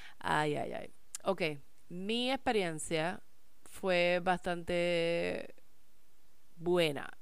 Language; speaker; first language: Spanish; early bilingual, heritage; Spanish